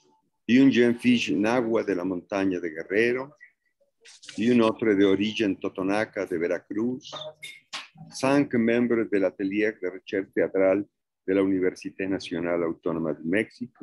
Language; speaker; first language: French; non-native, fluent; Spanish